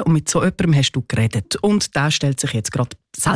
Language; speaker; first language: German; native; German